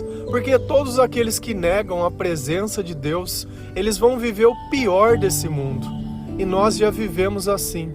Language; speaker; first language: Portuguese; native; Portuguese